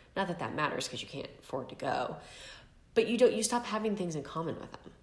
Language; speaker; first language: English; native; English